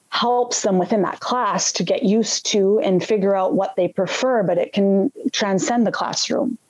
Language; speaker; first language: English; native; English